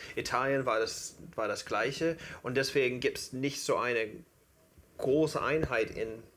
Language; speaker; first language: German; non-native, fluent; English